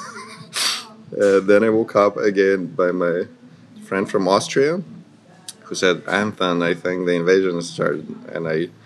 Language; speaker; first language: English; non-native, fluent; Ukrainian